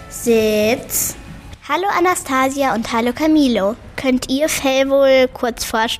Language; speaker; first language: German; native; German